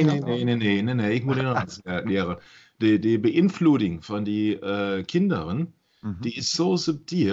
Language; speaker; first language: Dutch; non-native, learner; German